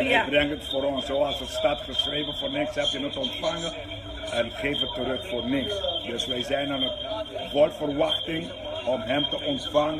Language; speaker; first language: Dutch; non-native, local second language; Papiamento